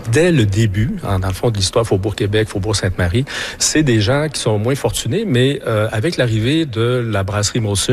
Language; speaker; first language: French; native; French